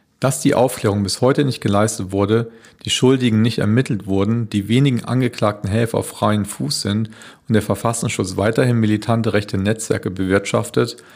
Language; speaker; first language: German; native; German